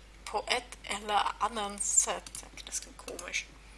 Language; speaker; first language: Swedish; non-native, learner; German